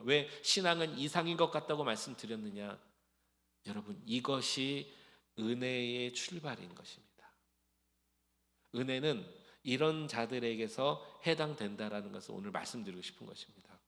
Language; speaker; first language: Korean; native; Korean